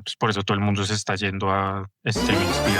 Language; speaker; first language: Spanish; native; Spanish